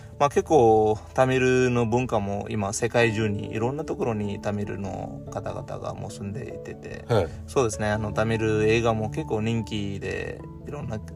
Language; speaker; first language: Japanese; non-native, fluent; Tamil